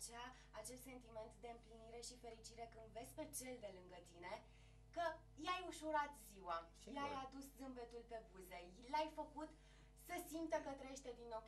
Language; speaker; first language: Romanian; native; Romanian